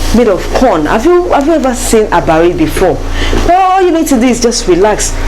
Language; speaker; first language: English; non-native, local second language; Yoruba